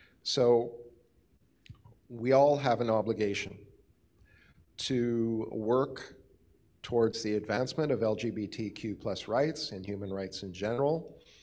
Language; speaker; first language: English; native; English